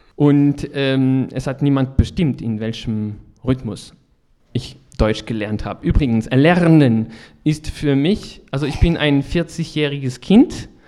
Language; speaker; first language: German; non-native, fluent; French